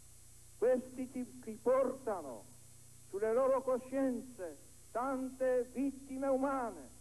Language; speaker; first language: Italian; non-native, fluent; Polish